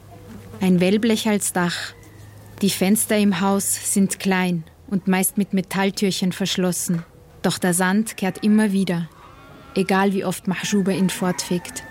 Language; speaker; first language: German; native; German